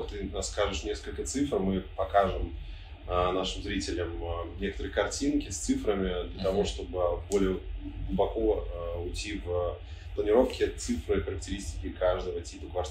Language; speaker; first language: Russian; native; Russian